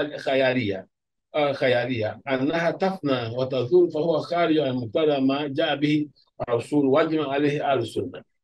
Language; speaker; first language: Arabic; non-native, fluent; Urdu